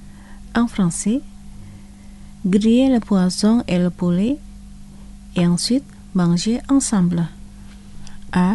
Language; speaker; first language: French; non-native, fluent; Indonesian